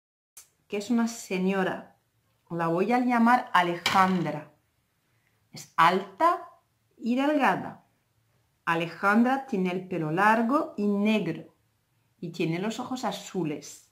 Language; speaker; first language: Spanish; non-native, fluent; French